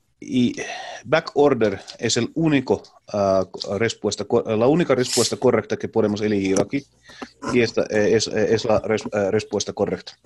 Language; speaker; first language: Spanish; non-native, learner; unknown